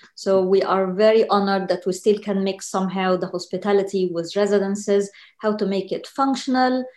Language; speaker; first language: English; non-native, fluent; Arabic